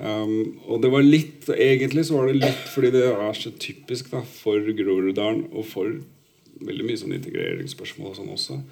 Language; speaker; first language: Norwegian; early bilingual, other home language; Urdu